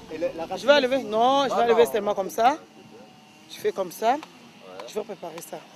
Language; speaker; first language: French; non-native, local second language; Lingala